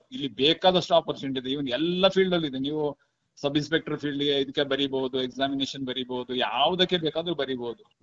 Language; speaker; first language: Kannada; non-native, local second language; Kodava